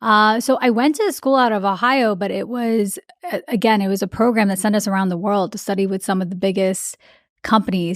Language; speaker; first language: English; early bilingual, other home language; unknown